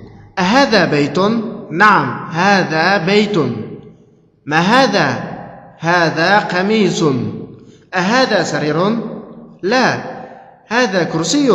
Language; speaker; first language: Arabic; non-native, fluent; Uyghur